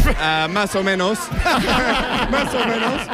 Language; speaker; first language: Spanish; non-native, learner; English